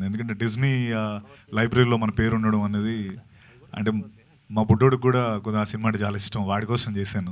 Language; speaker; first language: Telugu; native; Telugu